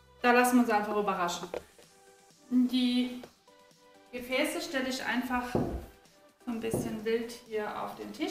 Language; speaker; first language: German; native; German